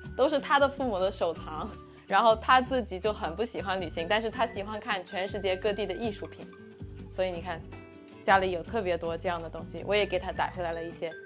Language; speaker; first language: Chinese; non-native, fluent; English